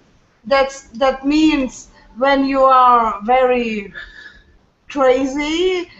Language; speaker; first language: English; non-native, learner; French